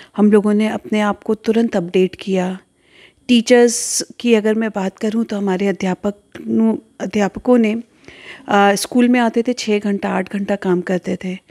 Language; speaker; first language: Hindi; native; Hindi